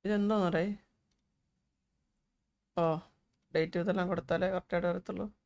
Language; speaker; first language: Malayalam; native; Malayalam